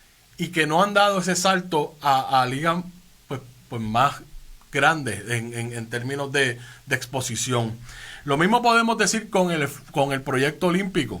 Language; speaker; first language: Spanish; native; Spanish